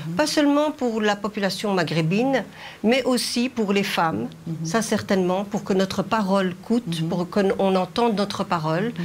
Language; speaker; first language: French; early bilingual, other home language; Arabic